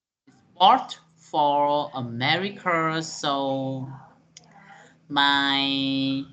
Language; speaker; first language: English; non-native, learner; Vietnamese